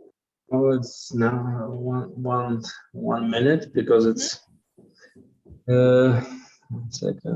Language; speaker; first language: English; non-native, learner; Russian